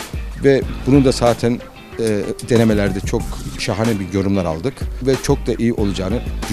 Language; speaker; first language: Turkish; early bilingual, heritage; Turkish